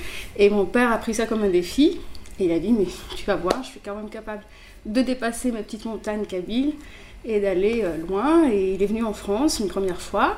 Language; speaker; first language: French; early bilingual, other home language; Kabyle